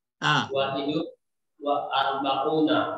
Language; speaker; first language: Arabic; non-native, learner; Indonesian